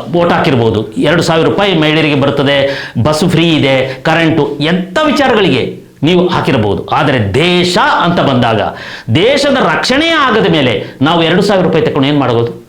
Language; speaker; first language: Kannada; non-native, local second language; Kodava